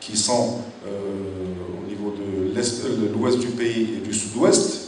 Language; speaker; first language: French; non-native, local second language; Arabic